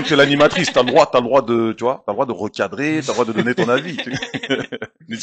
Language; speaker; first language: French; native; French